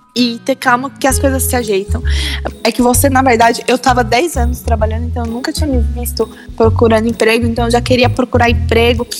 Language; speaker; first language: Portuguese; native; Portuguese